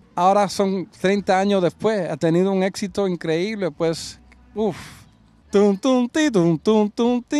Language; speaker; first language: Spanish; early bilingual, heritage; Spanish